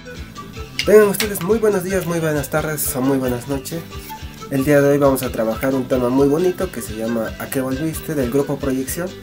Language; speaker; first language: Spanish; native; Spanish